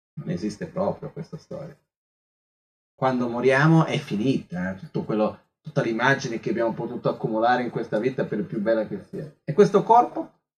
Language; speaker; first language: Italian; non-native, fluent; Portuguese